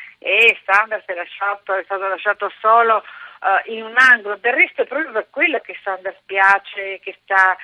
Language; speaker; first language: Italian; native; Italian